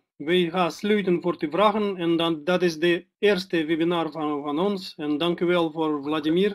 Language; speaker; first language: Dutch; non-native, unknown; Russian